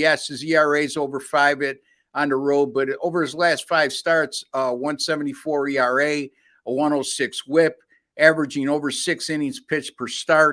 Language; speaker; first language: English; native; English